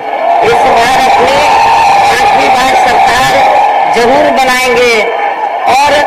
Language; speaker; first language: Hindi; native; Hindi